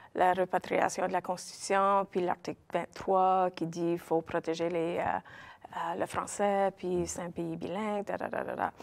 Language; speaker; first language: French; native; French